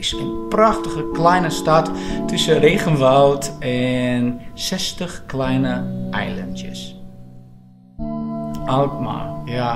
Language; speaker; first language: Dutch; non-native, fluent; Portuguese